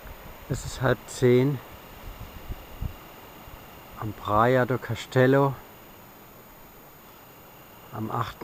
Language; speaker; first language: German; native; German